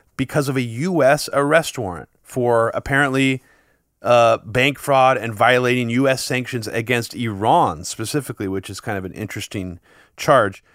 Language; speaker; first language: English; native; English